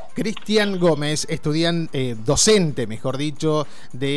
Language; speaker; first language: Spanish; native; Spanish